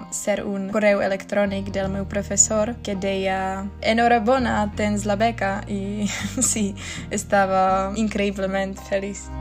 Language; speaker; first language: Catalan; non-native, fluent; Czech